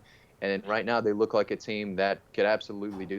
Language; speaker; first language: English; native; English